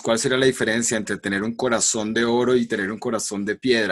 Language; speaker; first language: Spanish; native; Spanish